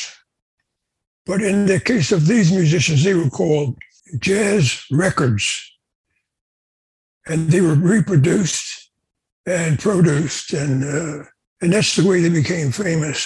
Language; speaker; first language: English; native; English